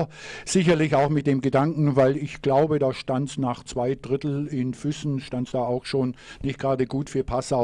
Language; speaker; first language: German; native; German